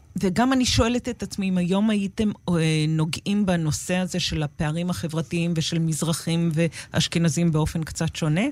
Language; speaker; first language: Hebrew; native; Hebrew